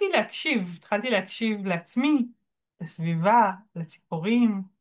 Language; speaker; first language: Hebrew; native; Hebrew